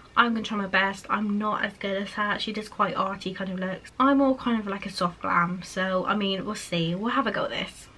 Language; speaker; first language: English; native; English